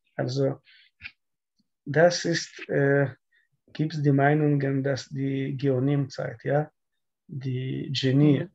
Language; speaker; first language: German; non-native, learner; Russian